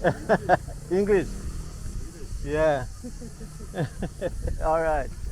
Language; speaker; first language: English; non-native, learner; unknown